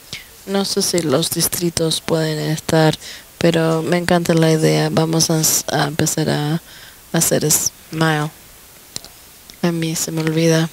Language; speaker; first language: Spanish; non-native, fluent; English